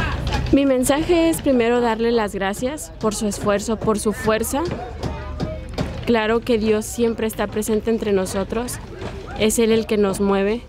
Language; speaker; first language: Spanish; native; Spanish